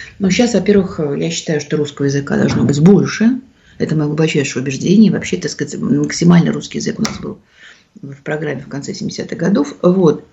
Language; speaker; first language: Russian; native; Russian